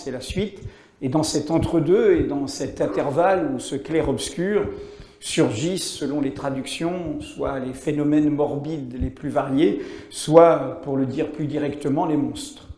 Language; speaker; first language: French; native; French